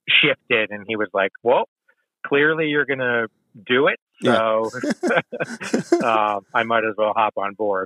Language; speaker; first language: English; native; English